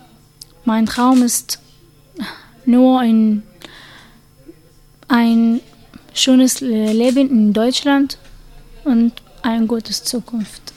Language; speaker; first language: German; non-native, learner; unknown